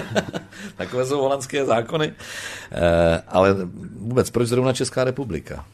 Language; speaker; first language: Czech; native; Czech